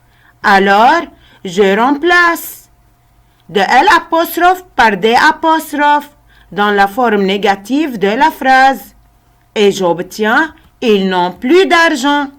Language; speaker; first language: French; non-native, local second language; Arabic